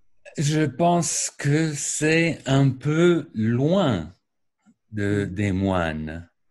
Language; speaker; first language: French; non-native, learner; English